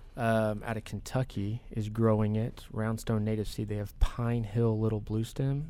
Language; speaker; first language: English; native; English